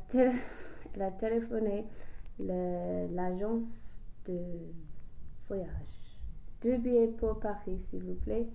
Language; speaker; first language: French; non-native, learner; English